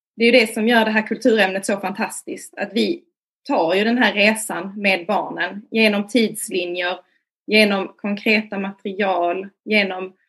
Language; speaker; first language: Swedish; native; Swedish